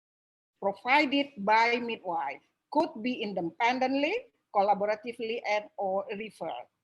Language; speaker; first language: English; non-native, local second language; Indonesian